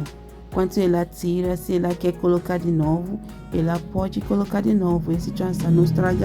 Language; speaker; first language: Portuguese; non-native, learner; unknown